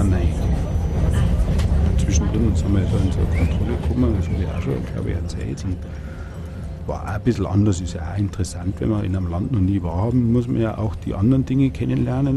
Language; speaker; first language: German; native; German